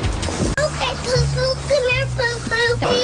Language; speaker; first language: English; non-native, learner; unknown